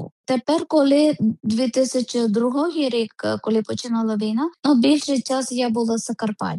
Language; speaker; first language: Ukrainian; non-native, learner; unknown